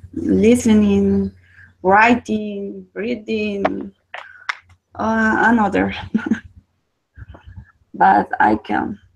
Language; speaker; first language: English; non-native, learner; Spanish